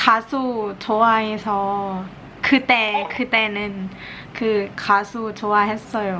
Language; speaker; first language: Korean; non-native, learner; Thai